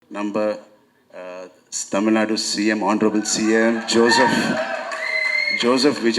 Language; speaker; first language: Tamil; non-native, local second language; Telugu